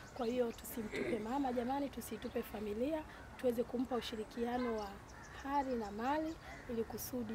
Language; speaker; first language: Swahili; native; Swahili